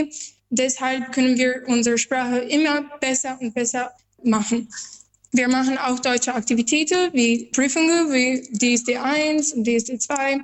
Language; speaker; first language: German; non-native, learner; Albanian